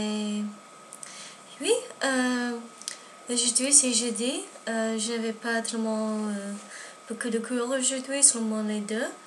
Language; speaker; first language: French; non-native, learner; English